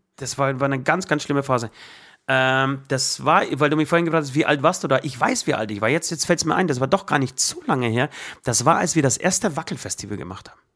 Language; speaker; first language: German; non-native, fluent; Polish